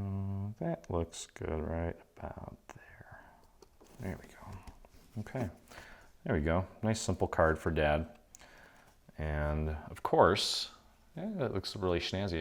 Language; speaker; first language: English; native; English